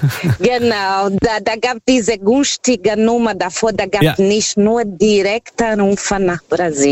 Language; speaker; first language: German; non-native, learner; Portuguese